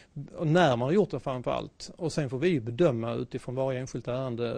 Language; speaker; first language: Swedish; native; Swedish